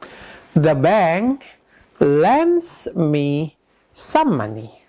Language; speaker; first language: English; non-native, fluent; Indonesian